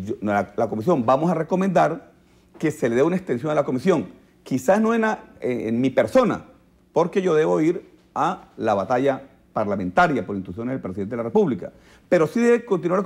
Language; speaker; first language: Spanish; native; Spanish